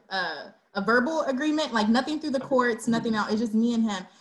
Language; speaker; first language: English; native; English